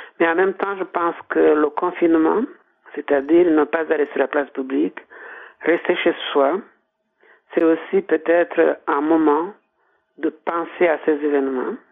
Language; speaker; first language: French; non-native, local second language; Kinyarwanda